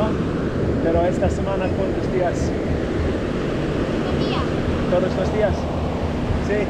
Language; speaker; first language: Spanish; non-native, learner; English